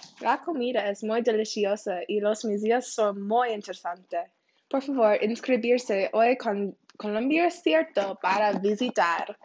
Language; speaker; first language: Spanish; non-native, learner; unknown